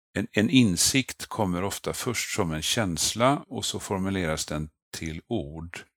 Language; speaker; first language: Swedish; native; Swedish